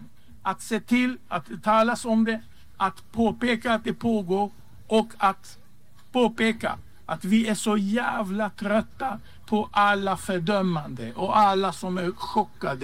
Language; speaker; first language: Swedish; non-native, fluent; Hebrew